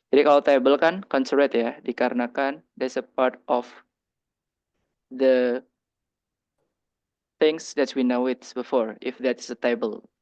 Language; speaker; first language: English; non-native, learner; Indonesian